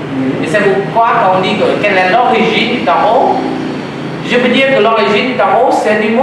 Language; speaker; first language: French; non-native, learner; Vietnamese